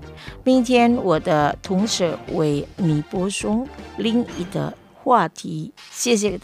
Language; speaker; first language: Chinese; early bilingual, heritage; Chinese